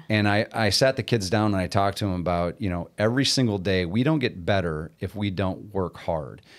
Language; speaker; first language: English; native; English